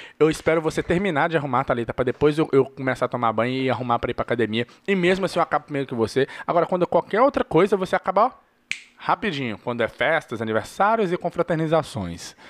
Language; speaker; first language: Portuguese; early bilingual, heritage; Portuguese